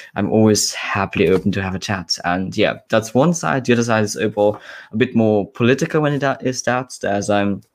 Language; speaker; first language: English; non-native, fluent; German